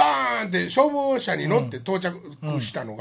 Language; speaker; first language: Japanese; native; Japanese